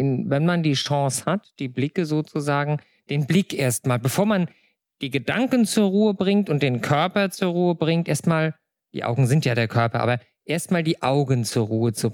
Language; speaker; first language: German; native; German